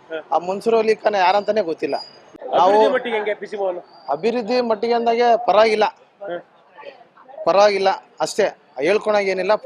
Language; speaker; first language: Kannada; native; Kannada